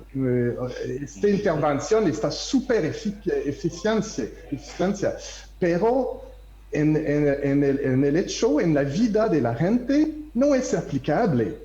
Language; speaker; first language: Spanish; non-native, learner; French